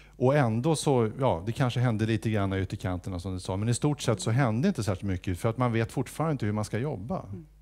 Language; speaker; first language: Swedish; native; Swedish